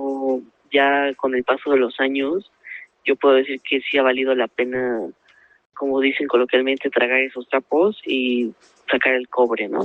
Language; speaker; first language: Spanish; native; Spanish